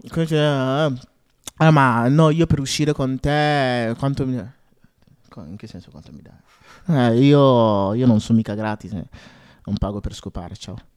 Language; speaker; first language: Italian; early bilingual, other home language; Akan